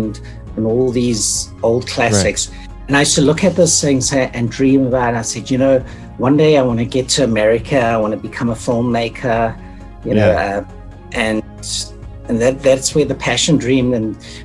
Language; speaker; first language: English; native; English